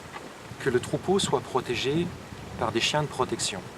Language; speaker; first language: French; native; French